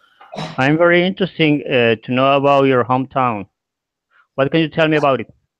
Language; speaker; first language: English; non-native, learner; Spanish